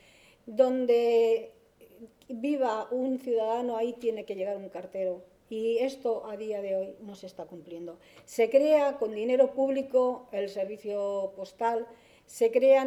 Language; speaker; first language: Spanish; native; Spanish